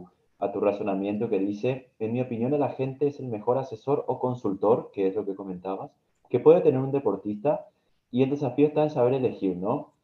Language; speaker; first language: Spanish; native; Spanish